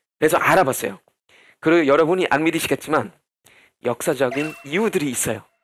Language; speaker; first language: Korean; non-native, fluent; German